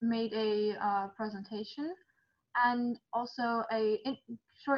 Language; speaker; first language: English; non-native, fluent; German